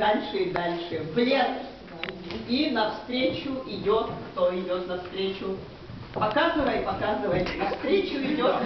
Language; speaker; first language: Russian; non-native, learner; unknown